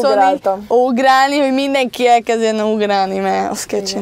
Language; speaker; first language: Hungarian; early bilingual, heritage; Spanish